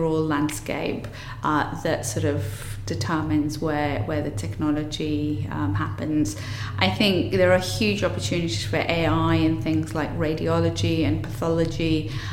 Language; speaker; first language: English; native; English